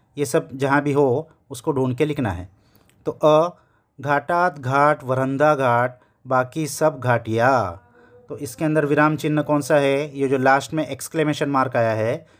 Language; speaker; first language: Hindi; native; Hindi